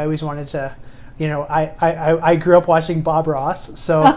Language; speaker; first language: English; native; English